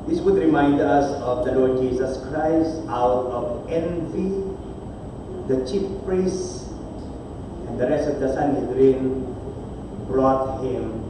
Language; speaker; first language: English; non-native, local second language; Filipino